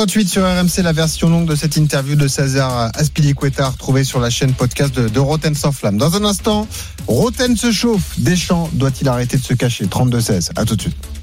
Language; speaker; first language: French; native; French